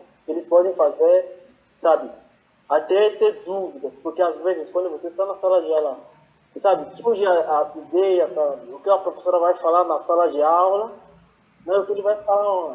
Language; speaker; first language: Portuguese; non-native, fluent; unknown